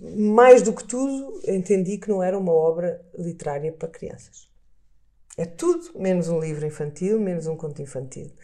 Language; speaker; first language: Portuguese; native; Portuguese